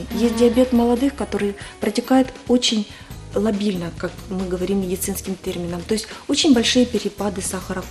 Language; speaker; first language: Russian; native; Russian